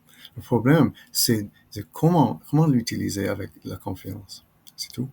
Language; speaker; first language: French; non-native, fluent; English